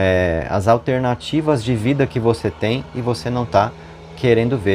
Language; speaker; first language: Portuguese; native; Portuguese